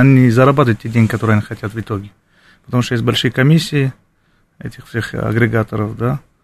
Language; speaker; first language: Russian; non-native, fluent; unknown